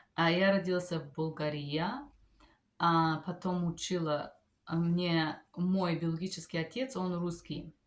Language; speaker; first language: Russian; non-native, fluent; Bulgarian